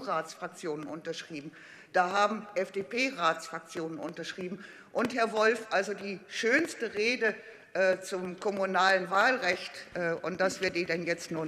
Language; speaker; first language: German; native; German